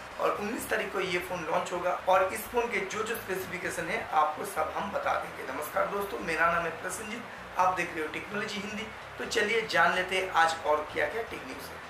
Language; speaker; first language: Hindi; non-native, local second language; Bangla